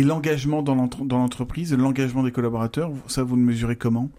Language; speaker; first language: French; native; French